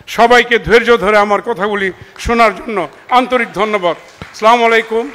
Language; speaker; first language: Bangla; non-native, local second language; Marma